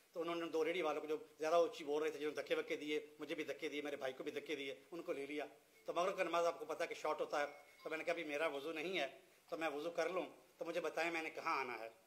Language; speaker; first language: Urdu; non-native, local second language; Punjabi